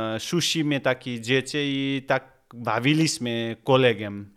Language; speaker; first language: Polish; non-native, learner; Nepali